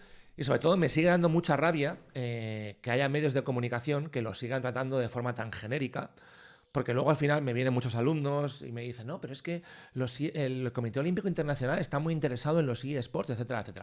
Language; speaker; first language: Spanish; native; Spanish